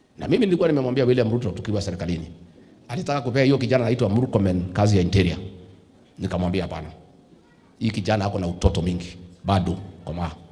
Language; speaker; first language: Swahili; non-native, local second language; Kikuyu